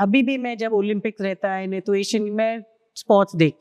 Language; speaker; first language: Hindi; non-native, local second language; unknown